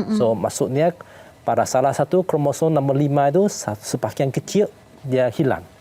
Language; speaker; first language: Malay; non-native, local second language; Chinese